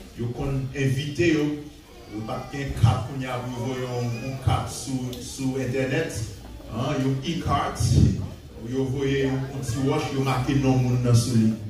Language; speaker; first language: French; non-native, local second language; Haitian Creole